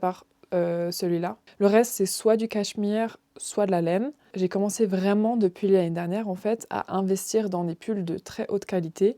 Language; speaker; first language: French; native; French